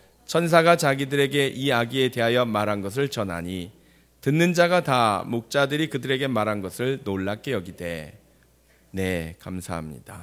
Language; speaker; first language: Korean; native; Korean